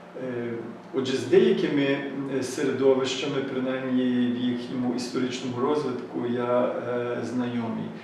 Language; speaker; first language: Ukrainian; early bilingual, heritage; Ukrainian